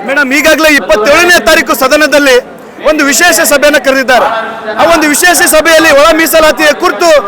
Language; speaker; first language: Kannada; native; Kannada